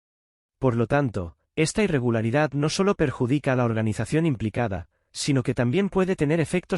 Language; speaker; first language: Spanish; native; Spanish